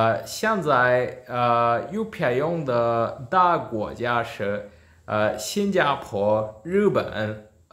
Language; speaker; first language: Chinese; non-native, learner; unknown